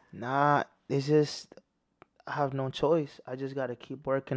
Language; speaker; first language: English; early bilingual, other home language; Spanish